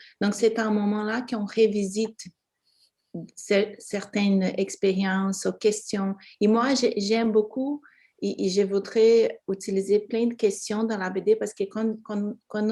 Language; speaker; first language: French; non-native, fluent; Portuguese